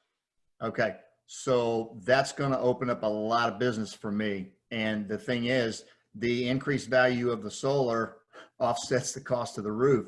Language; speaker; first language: English; native; English